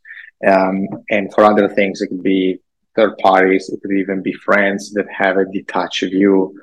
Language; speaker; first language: English; non-native, fluent; Italian